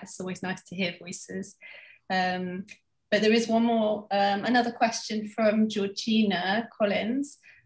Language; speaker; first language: English; native; English